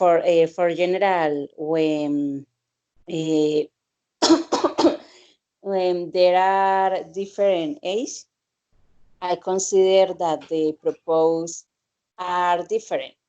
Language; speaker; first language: English; non-native, learner; Spanish